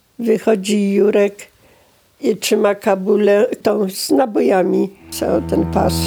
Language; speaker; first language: Polish; native; Polish